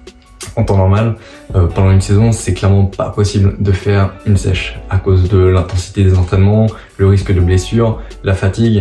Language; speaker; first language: French; native; French